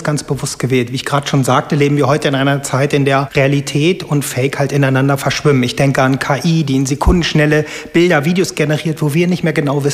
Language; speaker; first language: German; native; German